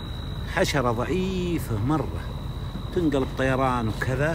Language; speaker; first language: Arabic; native; Arabic